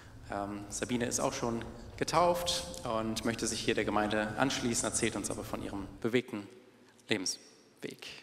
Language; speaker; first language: German; native; German